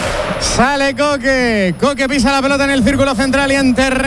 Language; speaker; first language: Spanish; native; Spanish